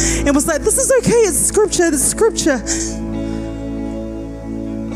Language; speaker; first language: English; native; English